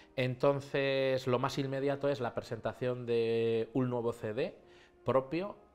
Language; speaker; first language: Spanish; native; Spanish